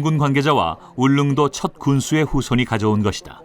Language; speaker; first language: Korean; native; Korean